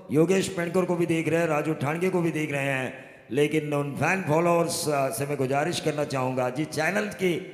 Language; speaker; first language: Hindi; non-native, local second language; Marathi